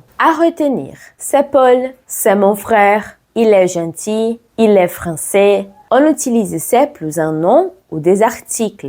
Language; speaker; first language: French; non-native, fluent; Portuguese